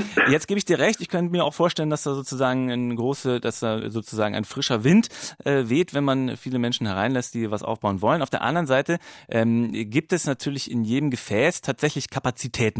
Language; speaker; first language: German; native; German